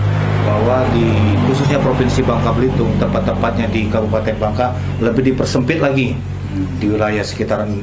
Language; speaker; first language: Malay; native; Malay